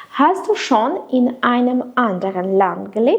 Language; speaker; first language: German; non-native, fluent; Ukrainian